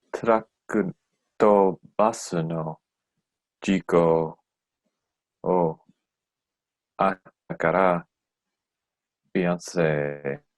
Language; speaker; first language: Japanese; non-native, learner; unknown